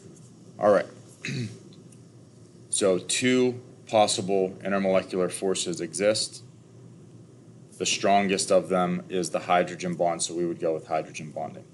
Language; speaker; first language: English; native; English